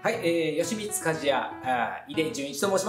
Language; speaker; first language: Japanese; native; Japanese